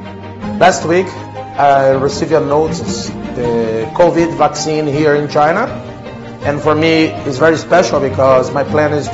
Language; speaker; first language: English; non-native, fluent; Portuguese